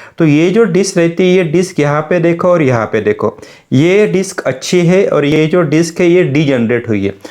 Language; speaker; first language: Hindi; non-native, local second language; Marathi